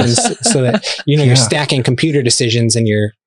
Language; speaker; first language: English; native; English